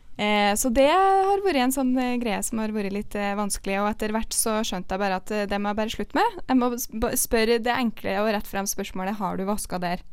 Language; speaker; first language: Norwegian; native; Norwegian